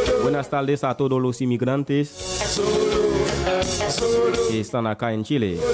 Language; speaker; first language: Spanish; non-native, learner; Haitian Creole